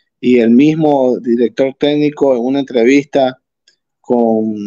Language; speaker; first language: Spanish; native; Spanish